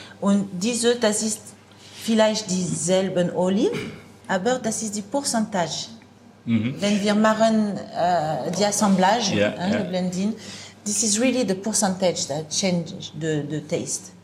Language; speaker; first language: German; non-native, learner; French